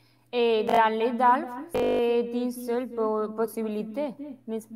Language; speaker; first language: French; non-native, fluent; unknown